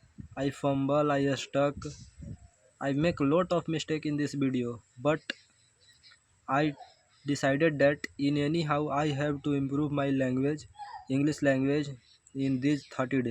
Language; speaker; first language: English; non-native, learner; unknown